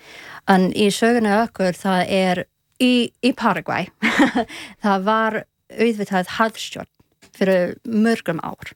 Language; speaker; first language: Icelandic; non-native, learner; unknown